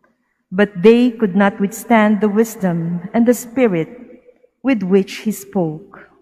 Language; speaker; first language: English; non-native, local second language; Filipino